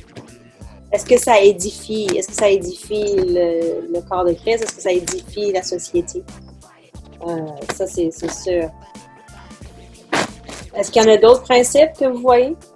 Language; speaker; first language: French; native; French